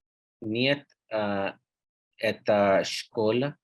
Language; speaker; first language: Russian; non-native, learner; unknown